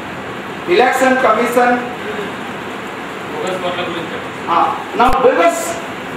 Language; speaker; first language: Telugu; non-native, local second language; Hindi